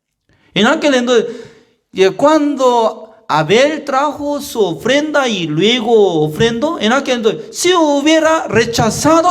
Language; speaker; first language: Spanish; non-native, fluent; Korean